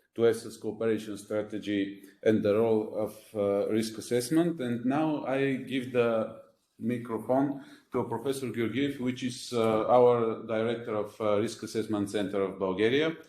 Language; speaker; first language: English; non-native, fluent; Bulgarian